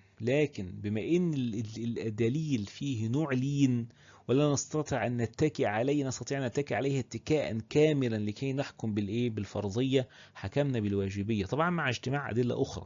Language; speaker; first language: Arabic; native; Arabic